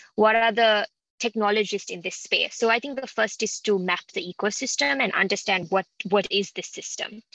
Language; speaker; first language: English; non-native, local second language; Sinhala